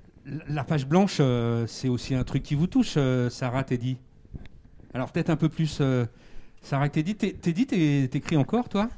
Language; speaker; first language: French; native; French